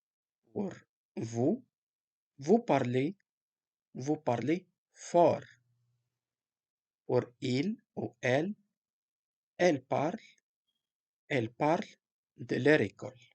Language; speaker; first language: French; non-native, local second language; Arabic